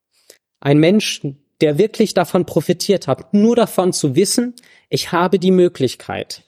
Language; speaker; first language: German; native; German